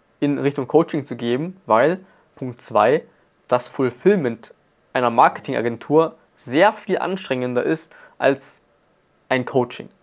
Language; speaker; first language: German; native; German